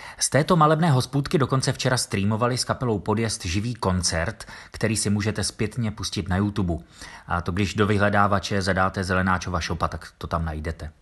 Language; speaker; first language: Czech; native; Czech